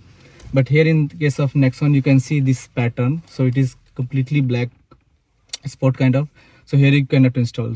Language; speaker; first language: English; non-native, local second language; Hindi